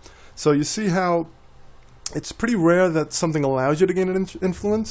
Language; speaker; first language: English; native; English